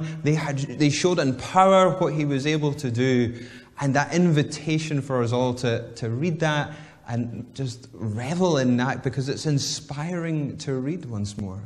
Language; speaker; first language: English; native; English